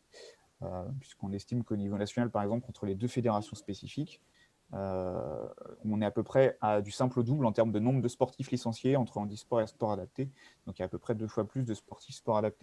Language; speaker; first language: French; native; French